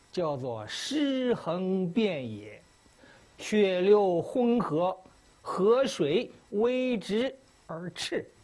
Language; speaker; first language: Chinese; native; Chinese